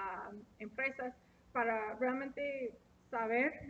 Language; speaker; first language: Spanish; non-native, fluent; English